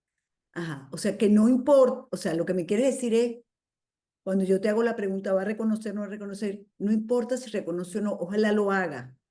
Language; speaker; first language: Spanish; native; Spanish